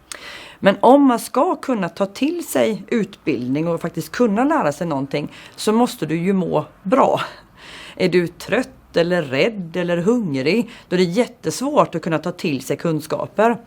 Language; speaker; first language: Swedish; native; Swedish